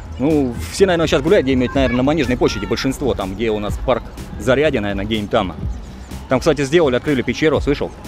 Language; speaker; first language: Russian; native; Russian